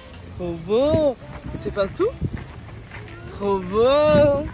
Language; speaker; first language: French; native; French